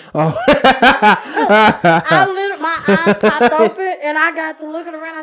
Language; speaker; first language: English; native; English